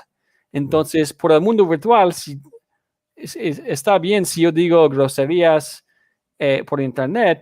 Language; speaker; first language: Spanish; non-native, fluent; English